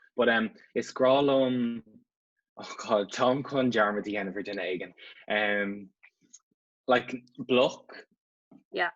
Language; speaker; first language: Irish; non-native, local second language; English